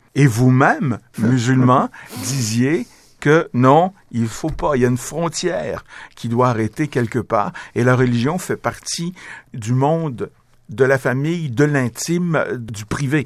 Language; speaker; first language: French; native; French